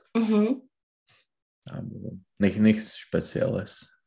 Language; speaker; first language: German; non-native, learner; Czech